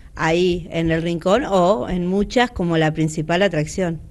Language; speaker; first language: Spanish; native; Spanish